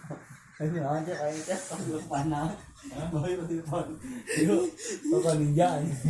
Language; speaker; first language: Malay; non-native, local second language; Sundanese